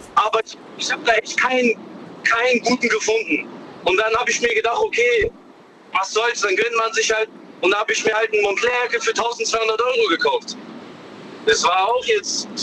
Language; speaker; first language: German; non-native, fluent; Chinese